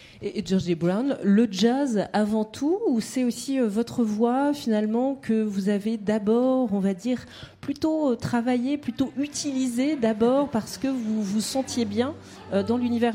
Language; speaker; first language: French; native; French